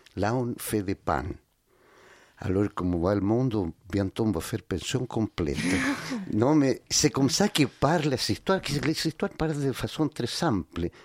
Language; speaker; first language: French; non-native, learner; Spanish